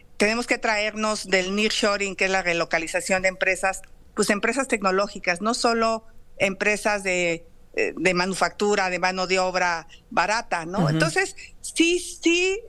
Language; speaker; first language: Spanish; native; Spanish